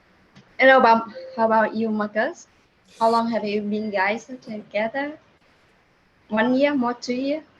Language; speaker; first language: English; non-native, learner; Vietnamese